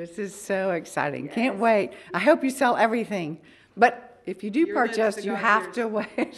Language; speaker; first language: English; native; English